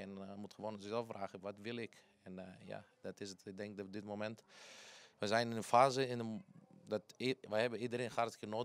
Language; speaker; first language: Dutch; non-native, fluent; Greek